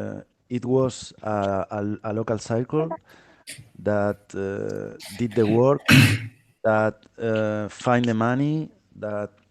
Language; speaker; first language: English; non-native, fluent; Spanish